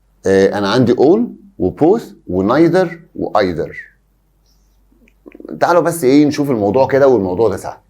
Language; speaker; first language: Arabic; native; Arabic